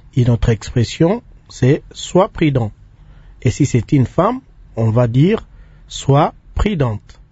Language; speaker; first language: French; non-native, local second language; Lingala